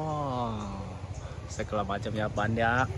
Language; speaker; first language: Indonesian; non-native, fluent; Chinese